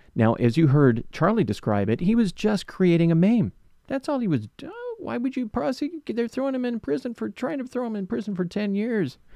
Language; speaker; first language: English; native; English